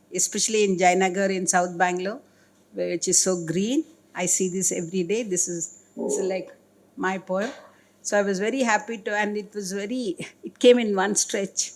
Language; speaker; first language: English; non-native, local second language; Kannada